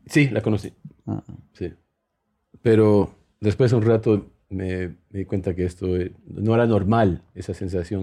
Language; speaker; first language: Spanish; early bilingual, heritage; Spanish